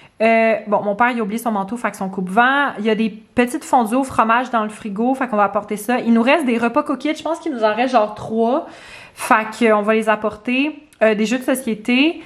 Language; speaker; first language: French; native; French